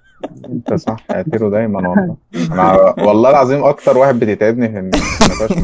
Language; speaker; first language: Arabic; native; Arabic